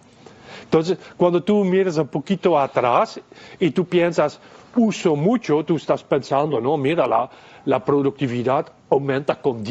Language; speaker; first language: Spanish; non-native, fluent; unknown